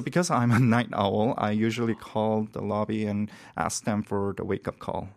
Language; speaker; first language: English; non-native, fluent; Korean